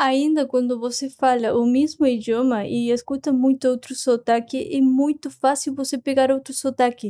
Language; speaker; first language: Portuguese; non-native, fluent; Spanish